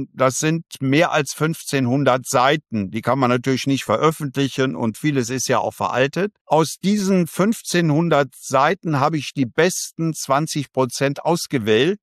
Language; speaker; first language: German; native; German